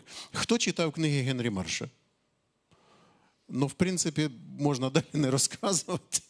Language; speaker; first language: Ukrainian; native; Ukrainian